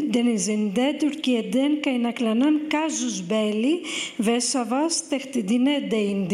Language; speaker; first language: Turkish; non-native, fluent; Greek